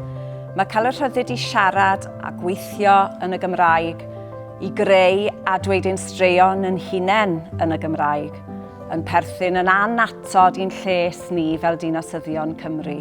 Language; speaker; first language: Welsh; native; Welsh